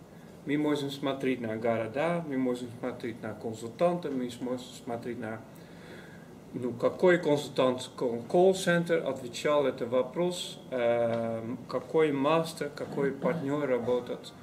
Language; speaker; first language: Russian; non-native, learner; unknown